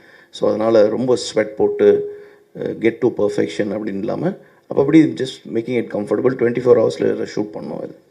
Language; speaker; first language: Tamil; native; Tamil